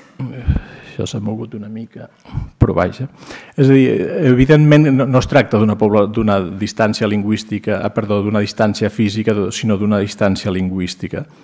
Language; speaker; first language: Catalan; native; Catalan